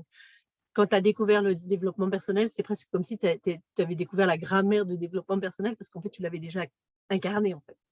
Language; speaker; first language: French; native; French